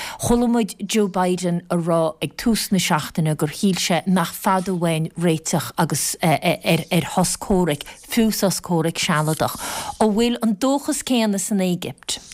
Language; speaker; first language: Irish; native; Irish